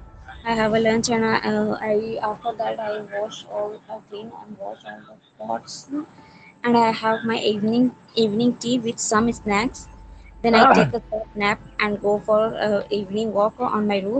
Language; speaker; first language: English; non-native, learner; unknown